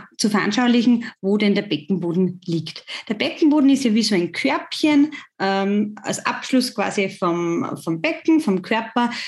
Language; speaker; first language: German; native; German